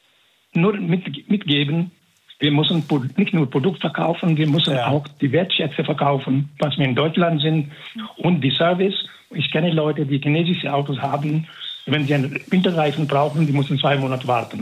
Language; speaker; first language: German; non-native, fluent; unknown